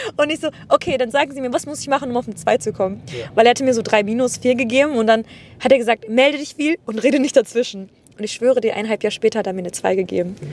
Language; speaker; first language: German; native; German